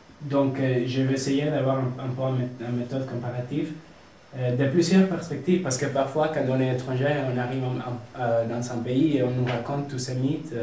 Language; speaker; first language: French; non-native, fluent; Spanish